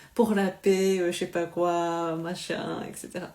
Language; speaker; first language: French; non-native, learner; Japanese